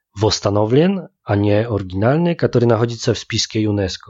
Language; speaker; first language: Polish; non-native, learner; Russian